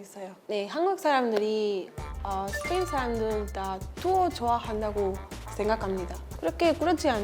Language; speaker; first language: Korean; non-native, fluent; Spanish